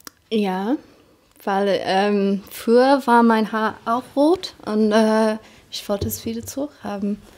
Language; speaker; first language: German; non-native, fluent; English